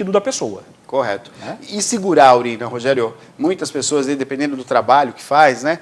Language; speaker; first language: Portuguese; native; Portuguese